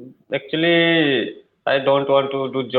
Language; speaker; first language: English; non-native, learner; Hindi